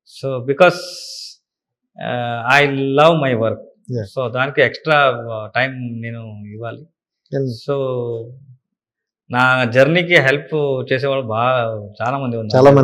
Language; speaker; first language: Telugu; non-native, learner; Kannada